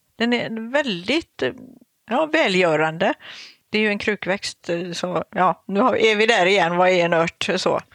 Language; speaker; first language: Swedish; native; Swedish